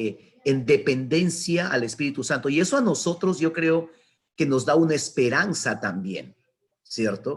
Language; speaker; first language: Spanish; native; Spanish